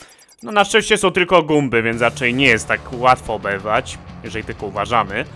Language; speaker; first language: Polish; native; Polish